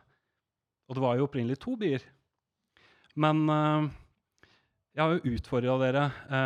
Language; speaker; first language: Norwegian; native; Norwegian